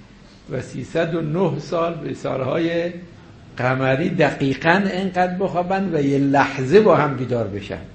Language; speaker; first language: Persian; native; Persian